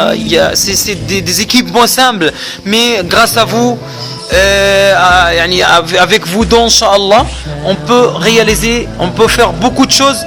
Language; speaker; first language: French; non-native, fluent; Arabic